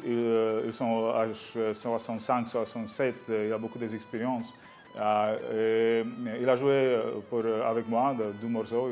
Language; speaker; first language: French; non-native, learner; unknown